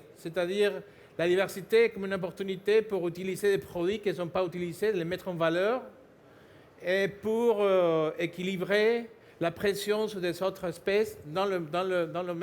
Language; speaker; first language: French; non-native, fluent; Spanish